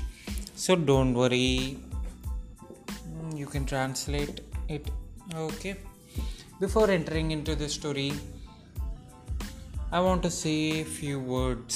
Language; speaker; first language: English; non-native, local second language; Telugu